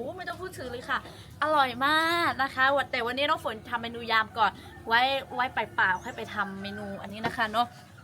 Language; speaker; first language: Thai; non-native, local second language; Lahu